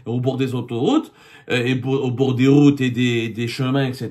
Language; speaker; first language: French; non-native, local second language; Arabic